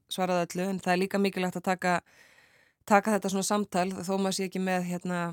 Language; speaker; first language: Icelandic; native; Icelandic